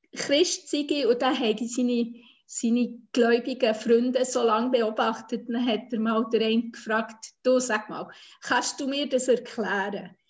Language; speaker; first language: German; non-native, fluent; Swiss German